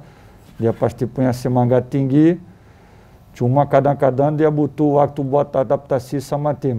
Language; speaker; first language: Indonesian; non-native, fluent; Portuguese